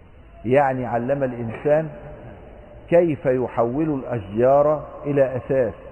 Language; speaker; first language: Arabic; native; Arabic